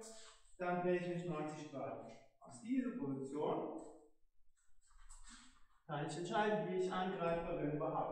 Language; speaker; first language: German; non-native, fluent; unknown